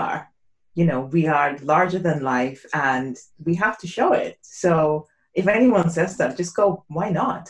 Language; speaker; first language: English; non-native, local second language; Yoruba